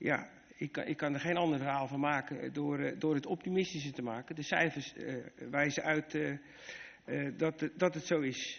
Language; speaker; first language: Dutch; native; Dutch